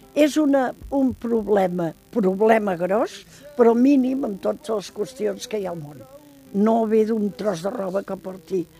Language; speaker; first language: Catalan; native; Catalan